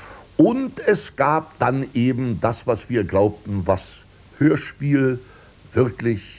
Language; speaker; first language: German; native; German